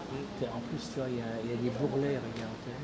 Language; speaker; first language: French; native; French